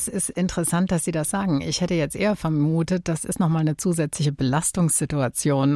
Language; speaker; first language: German; native; German